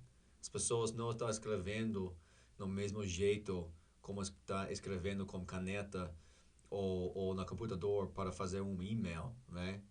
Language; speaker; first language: Portuguese; non-native, learner; English